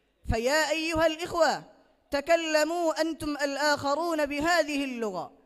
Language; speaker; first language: Arabic; non-native, learner; Bangla